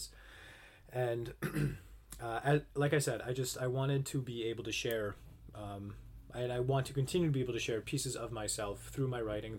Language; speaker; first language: English; native; English